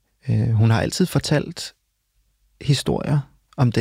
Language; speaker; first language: Danish; early bilingual, other home language; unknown